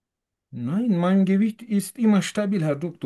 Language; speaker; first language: German; non-native, fluent; Turkish